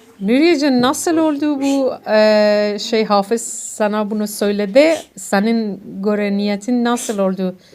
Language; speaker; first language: Turkish; non-native, learner; Persian